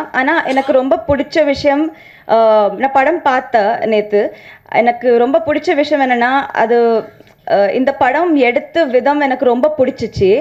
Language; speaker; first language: Tamil; non-native, learner; Telugu